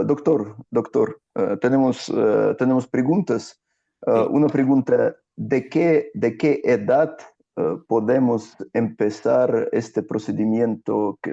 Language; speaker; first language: Spanish; non-native, fluent; Russian